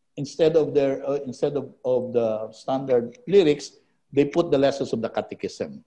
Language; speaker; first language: English; non-native, local second language; Filipino